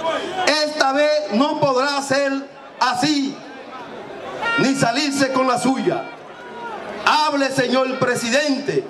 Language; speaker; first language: Spanish; native; Spanish